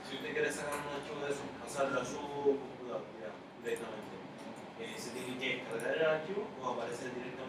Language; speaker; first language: Spanish; native; Spanish